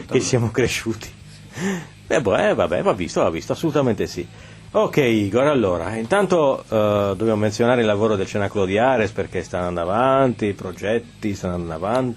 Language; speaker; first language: Italian; native; Italian